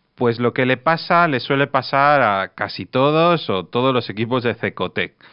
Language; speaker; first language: Spanish; non-native, fluent; Russian